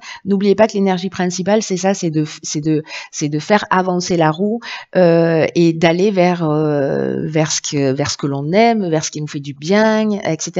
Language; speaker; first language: French; native; French